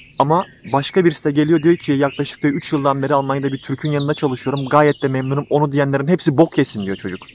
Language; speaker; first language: Turkish; native; Turkish